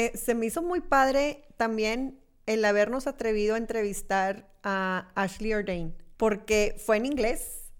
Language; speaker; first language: Spanish; native; Spanish